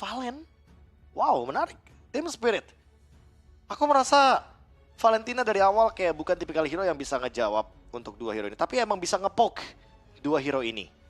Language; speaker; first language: Indonesian; native; Indonesian